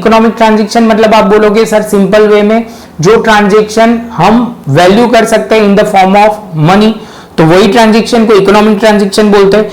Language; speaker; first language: Hindi; non-native, local second language; Gujarati